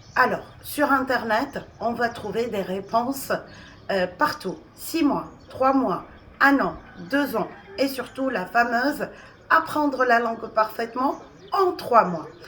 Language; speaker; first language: French; non-native, local second language; Arabic